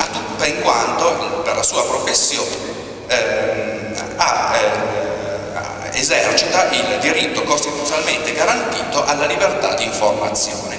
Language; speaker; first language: Italian; native; Italian